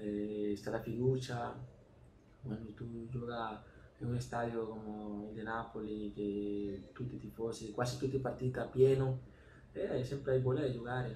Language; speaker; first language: Italian; non-native, learner; Spanish